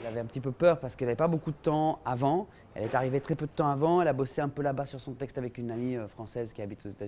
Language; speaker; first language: French; native; French